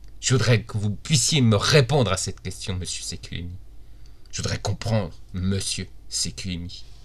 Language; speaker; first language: French; native; French